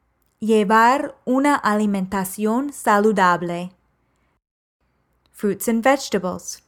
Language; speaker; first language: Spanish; non-native, fluent; English